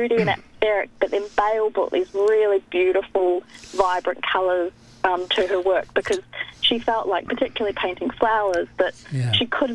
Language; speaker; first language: English; native; English